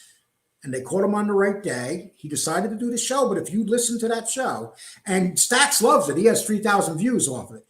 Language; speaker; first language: English; native; English